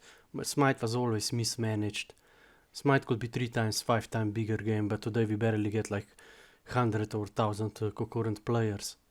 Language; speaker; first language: English; non-native, fluent; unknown